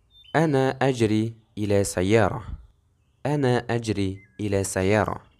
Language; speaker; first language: Arabic; non-native, fluent; Kazakh